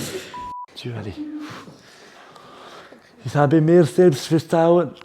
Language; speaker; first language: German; non-native, local second language; French